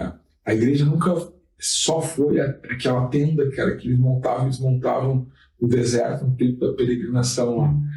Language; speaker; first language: Portuguese; native; Portuguese